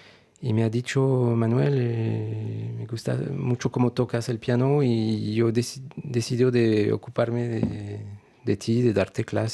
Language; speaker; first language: Spanish; non-native, fluent; French